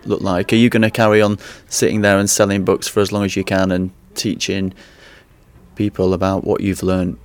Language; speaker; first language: English; native; English